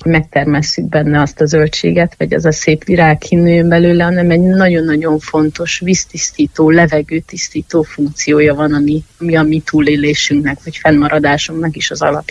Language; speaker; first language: Hungarian; native; Hungarian